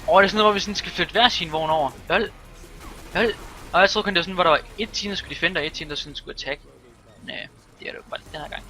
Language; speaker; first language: Danish; native; Danish